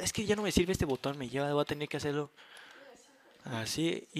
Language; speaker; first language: Spanish; native; Spanish